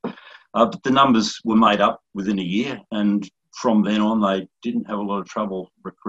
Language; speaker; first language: English; native; English